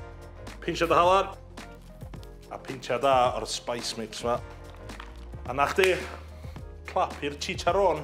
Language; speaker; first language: Welsh; native; Welsh